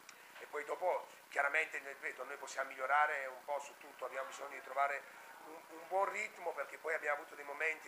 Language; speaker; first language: Italian; native; Italian